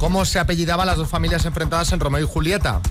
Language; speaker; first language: Spanish; native; Spanish